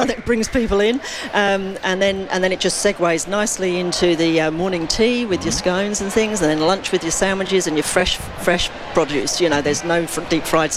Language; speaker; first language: English; native; English